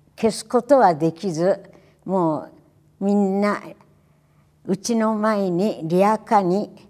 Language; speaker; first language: Japanese; native; Japanese